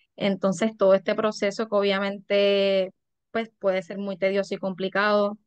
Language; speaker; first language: Spanish; native; Spanish